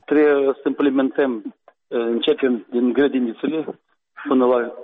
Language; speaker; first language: Romanian; non-native, local second language; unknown